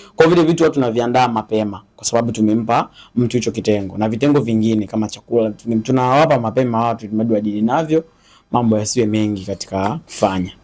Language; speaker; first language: Swahili; native; Swahili